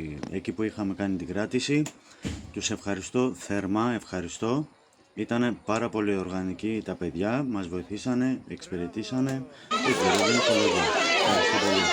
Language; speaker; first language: Greek; non-native, fluent; Armenian